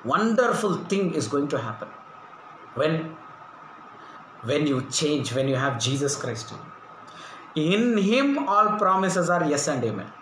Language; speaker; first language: English; non-native, local second language; Telugu